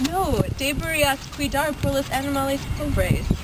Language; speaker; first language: Spanish; non-native, learner; English